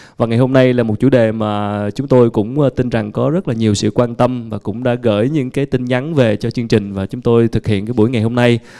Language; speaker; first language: Vietnamese; native; Vietnamese